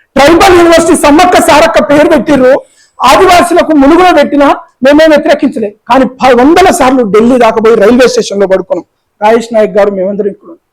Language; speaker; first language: Telugu; non-native, local second language; Lambadi